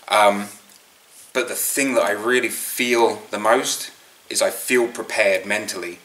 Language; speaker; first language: English; native; English